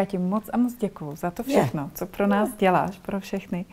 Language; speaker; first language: Czech; native; Czech